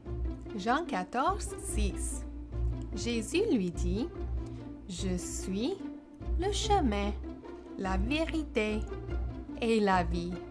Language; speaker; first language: French; native; French